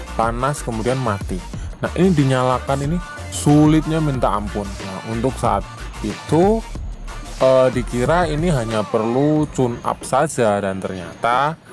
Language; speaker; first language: Indonesian; non-native, local second language; Javanese